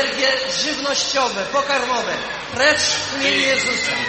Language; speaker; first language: Polish; native; Polish